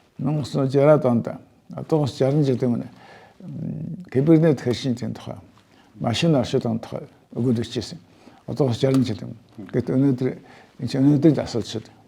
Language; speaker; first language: Mongolian; native; Mongolian